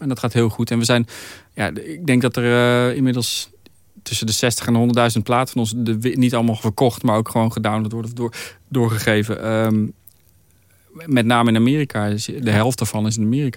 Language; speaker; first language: Dutch; native; Dutch